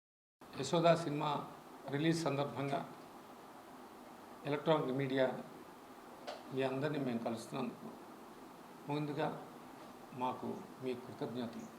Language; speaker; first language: Telugu; native; Telugu